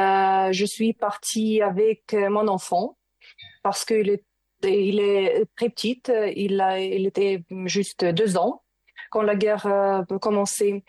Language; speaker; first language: French; non-native, learner; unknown